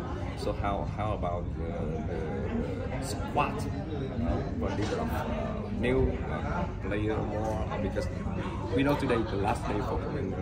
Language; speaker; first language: English; non-native, learner; Vietnamese